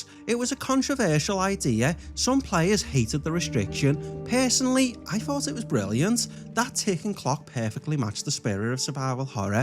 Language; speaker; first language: English; native; English